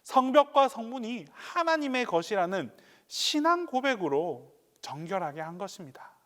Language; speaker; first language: Korean; native; Korean